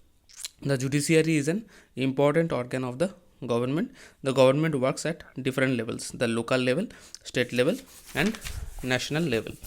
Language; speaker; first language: English; non-native, local second language; Hindi